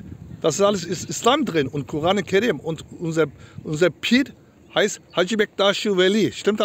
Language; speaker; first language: German; non-native, learner; Turkish